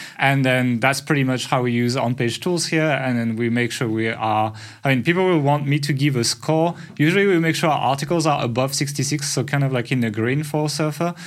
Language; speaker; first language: English; non-native, fluent; French